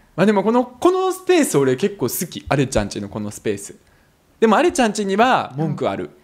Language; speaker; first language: Japanese; early bilingual, other home language; Russian